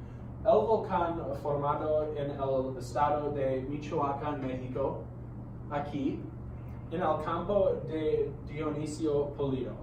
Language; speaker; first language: Spanish; non-native, learner; English